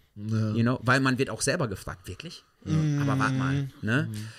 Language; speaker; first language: German; non-native, fluent; English